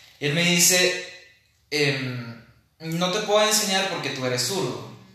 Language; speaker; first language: Spanish; native; Spanish